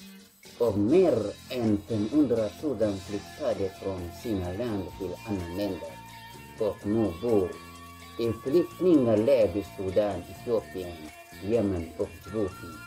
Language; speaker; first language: Swedish; non-native, learner; Tigrinya